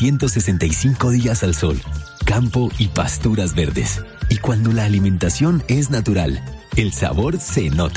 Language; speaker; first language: Spanish; native; Spanish